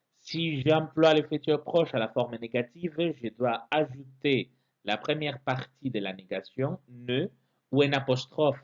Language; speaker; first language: French; non-native, fluent; Spanish